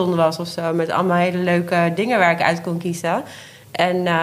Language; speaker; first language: Dutch; native; Dutch